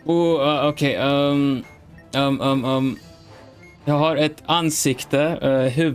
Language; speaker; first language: Swedish; non-native, learner; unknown